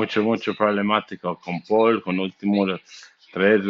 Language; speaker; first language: Spanish; non-native, learner; English